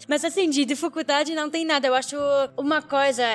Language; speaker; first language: Portuguese; non-native, learner; Arabic